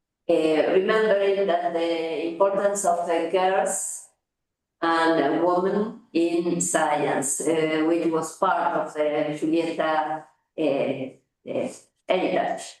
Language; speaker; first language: English; non-native, fluent; Spanish